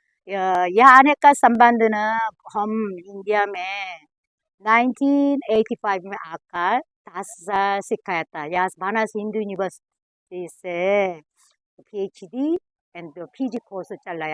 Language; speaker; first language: Hindi; non-native, learner; Korean